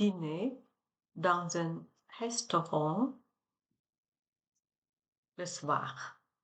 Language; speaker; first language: French; non-native, learner; Chinese